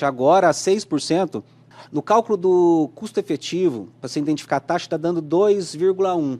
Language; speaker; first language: Portuguese; native; Portuguese